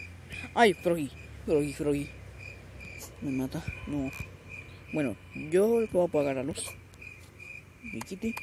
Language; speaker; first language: Spanish; native; Spanish